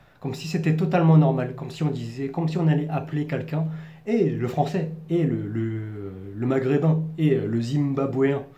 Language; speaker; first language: French; native; French